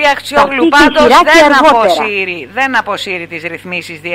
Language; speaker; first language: Greek; native; Greek